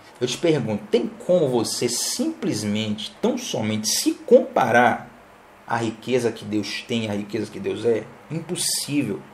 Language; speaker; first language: Portuguese; native; Portuguese